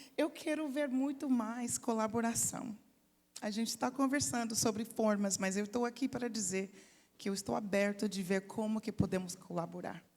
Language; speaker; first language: Portuguese; non-native, fluent; English